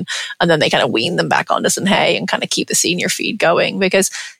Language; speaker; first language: English; native; English